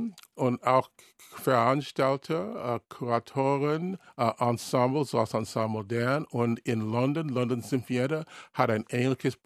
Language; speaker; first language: German; non-native, learner; English